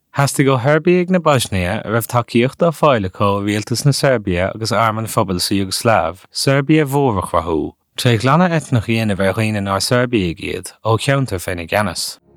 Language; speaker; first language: Irish; native; Irish